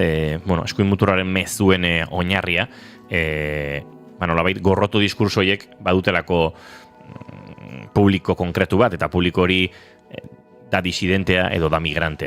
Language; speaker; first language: Basque; native; Basque